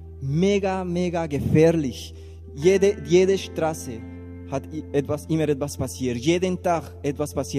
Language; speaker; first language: German; non-native, learner; Spanish